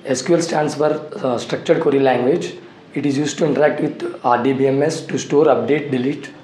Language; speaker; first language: English; non-native, local second language; Telugu